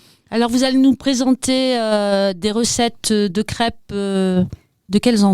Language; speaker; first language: French; native; French